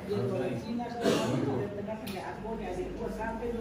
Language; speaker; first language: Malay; non-native, local second language; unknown